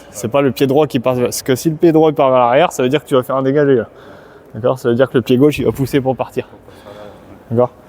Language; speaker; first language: French; native; French